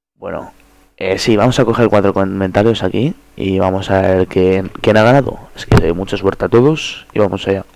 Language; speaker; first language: Spanish; early bilingual, other home language; Polish